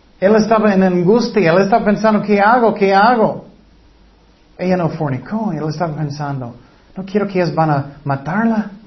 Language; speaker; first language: Spanish; non-native, fluent; English